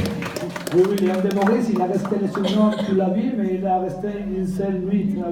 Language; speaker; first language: French; non-native, fluent; Spanish